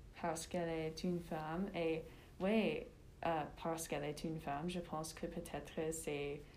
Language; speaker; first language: French; non-native, learner; English